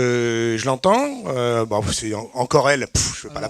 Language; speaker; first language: French; native; French